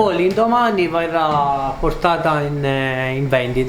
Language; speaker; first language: Italian; native; Italian